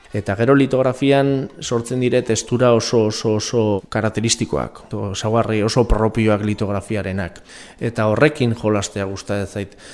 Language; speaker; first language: Basque; non-native, local second language; Spanish